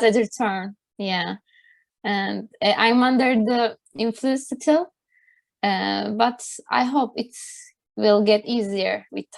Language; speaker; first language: English; non-native, learner; Turkish